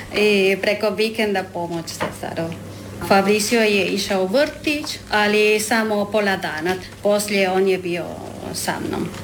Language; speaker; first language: Croatian; non-native, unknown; Spanish